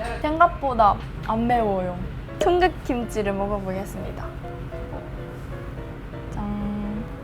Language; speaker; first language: Korean; early bilingual, heritage; Japanese